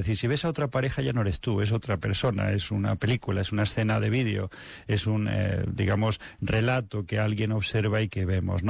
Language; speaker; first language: Spanish; native; Spanish